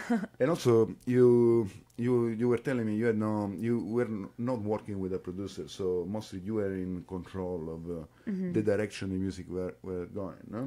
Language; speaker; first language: English; non-native, fluent; Italian